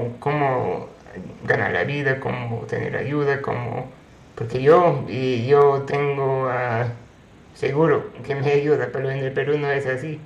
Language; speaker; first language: Spanish; non-native, fluent; English